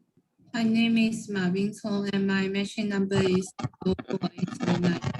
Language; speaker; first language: English; non-native, learner; Chinese